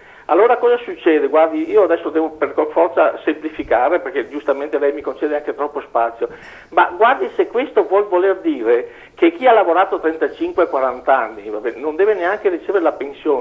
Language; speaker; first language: Italian; native; Italian